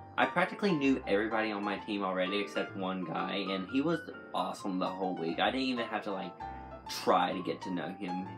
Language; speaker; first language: English; native; English